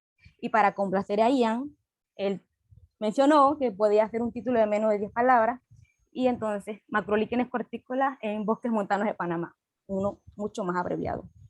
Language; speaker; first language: Spanish; native; Spanish